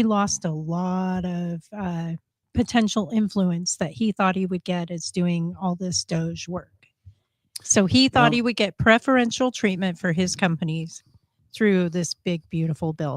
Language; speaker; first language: English; native; English